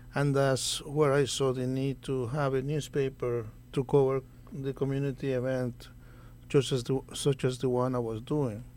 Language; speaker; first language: English; non-native, fluent; Spanish